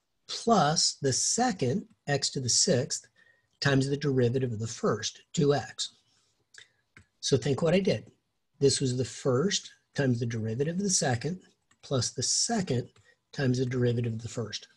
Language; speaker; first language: English; native; English